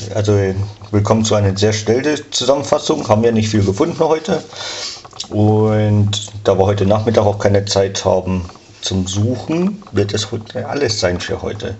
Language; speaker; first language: German; native; German